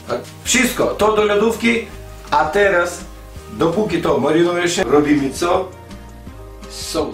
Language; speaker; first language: Polish; non-native, fluent; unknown